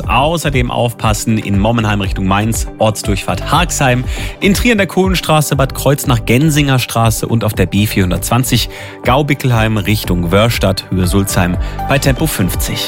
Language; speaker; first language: German; native; German